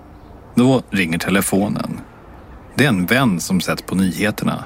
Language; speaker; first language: Swedish; native; Swedish